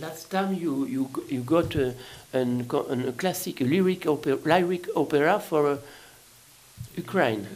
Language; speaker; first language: English; non-native, learner; French